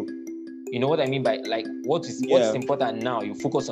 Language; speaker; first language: English; non-native, local second language; Igbo